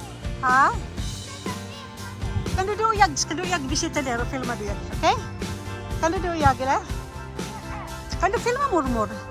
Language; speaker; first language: Swedish; non-native, learner; Filipino